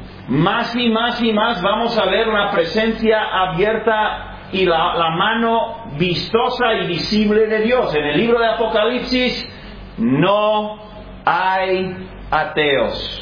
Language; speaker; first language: Spanish; non-native, fluent; English